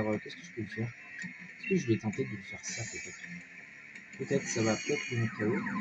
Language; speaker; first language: French; native; French